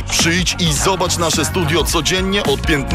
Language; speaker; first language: Polish; native; Polish